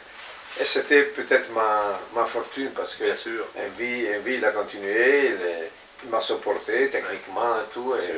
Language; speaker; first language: French; non-native, fluent; Italian